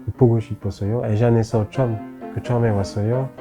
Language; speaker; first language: Korean; non-native, learner; French